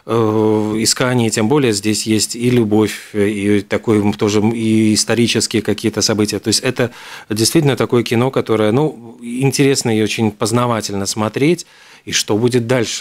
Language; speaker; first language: Russian; native; Russian